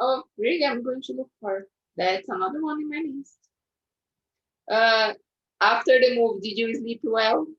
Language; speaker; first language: English; non-native, fluent; Portuguese